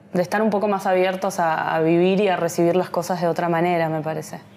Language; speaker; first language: Spanish; native; Spanish